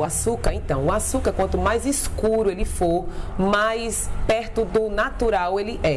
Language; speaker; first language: Portuguese; native; Portuguese